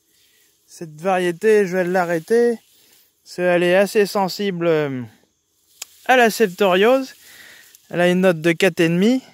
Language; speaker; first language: French; native; French